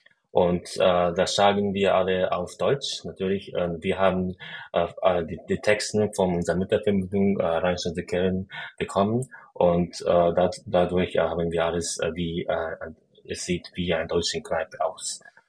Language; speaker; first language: German; non-native, fluent; Japanese